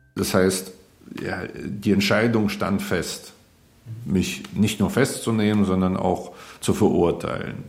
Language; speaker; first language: German; early bilingual, other home language; Russian